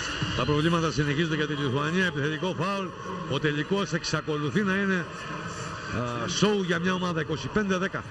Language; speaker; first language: Greek; native; Greek